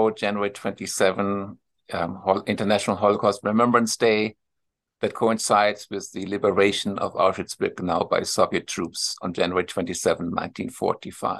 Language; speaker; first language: English; non-native, fluent; German